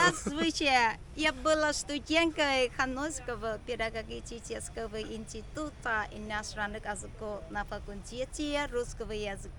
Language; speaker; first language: Russian; non-native, learner; Vietnamese